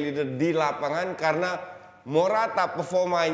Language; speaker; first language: Indonesian; native; Indonesian